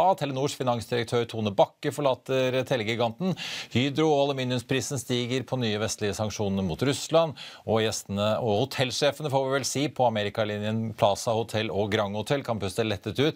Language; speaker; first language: Norwegian; native; Norwegian